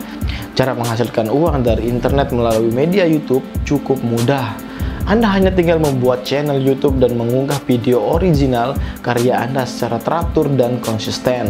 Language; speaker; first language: Indonesian; native; Indonesian